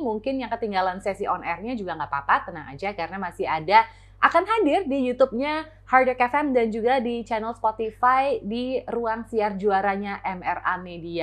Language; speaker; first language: Indonesian; native; Indonesian